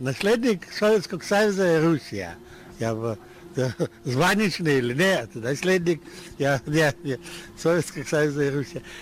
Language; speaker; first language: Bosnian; non-native, learner; Russian